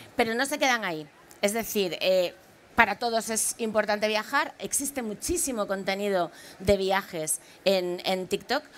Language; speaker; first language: Spanish; native; Spanish